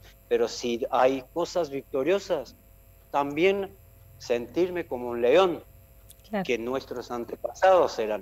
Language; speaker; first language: Spanish; non-native, fluent; Armenian